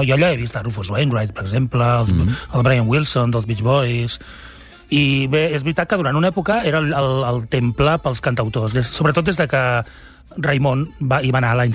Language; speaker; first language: Catalan; native; Catalan